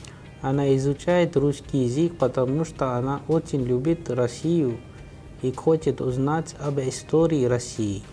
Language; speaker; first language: Russian; non-native, fluent; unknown